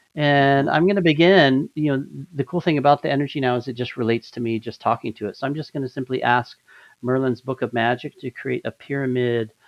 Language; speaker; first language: English; native; English